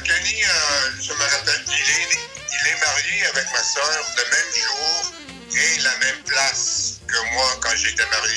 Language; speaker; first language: French; early bilingual, other home language; English